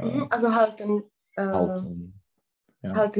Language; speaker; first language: German; non-native, fluent; Czech